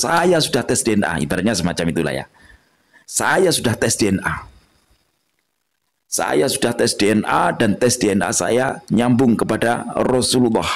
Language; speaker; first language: Indonesian; non-native, local second language; Javanese